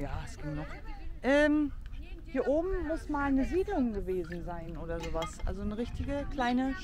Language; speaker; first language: German; native; German